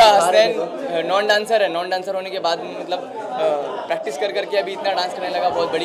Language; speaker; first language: Hindi; native; Hindi